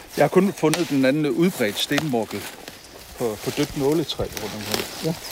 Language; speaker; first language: Danish; native; Danish